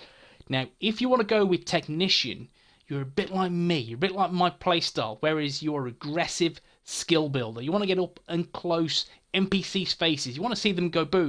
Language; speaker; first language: English; native; English